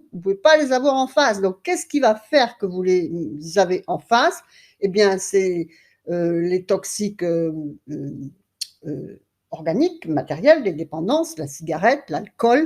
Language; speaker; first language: French; native; French